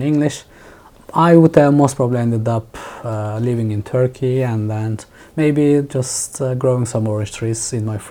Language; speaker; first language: English; non-native, fluent; Turkish